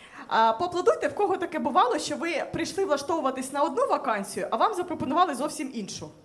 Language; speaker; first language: Ukrainian; native; Ukrainian